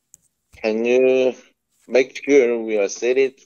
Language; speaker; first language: English; non-native, learner; Korean